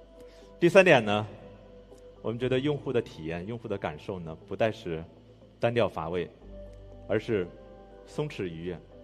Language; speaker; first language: Chinese; native; Chinese